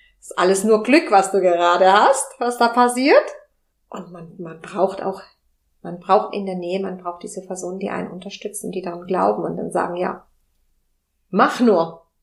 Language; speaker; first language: German; non-native, fluent; Spanish